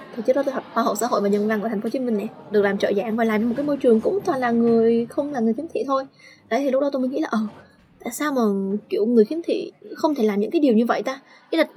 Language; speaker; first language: Vietnamese; native; Vietnamese